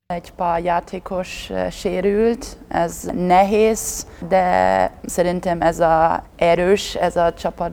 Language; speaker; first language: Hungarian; non-native, learner; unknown